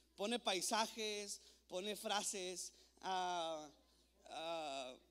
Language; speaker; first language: Spanish; native; Spanish